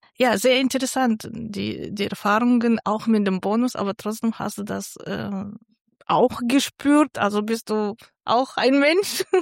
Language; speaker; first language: German; non-native, fluent; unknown